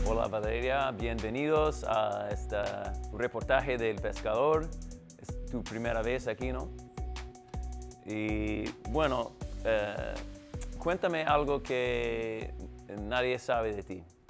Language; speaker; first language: Spanish; non-native, learner; English